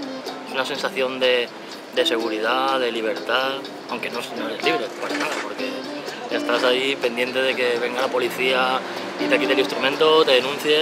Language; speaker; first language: Spanish; native; Spanish